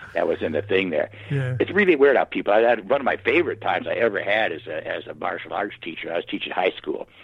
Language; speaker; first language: English; native; English